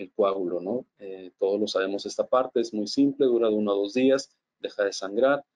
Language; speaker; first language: Spanish; native; Spanish